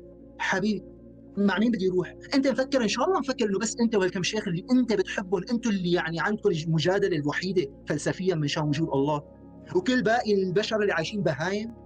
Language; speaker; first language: Arabic; native; Arabic